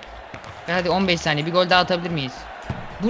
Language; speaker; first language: Turkish; native; Turkish